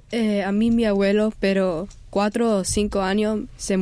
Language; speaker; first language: Spanish; early bilingual, heritage; Spanish